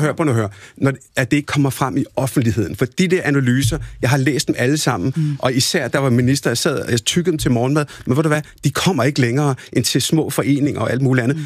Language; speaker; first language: Danish; early bilingual, other home language; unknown